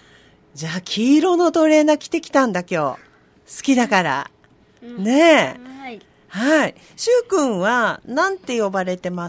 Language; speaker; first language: Japanese; native; Japanese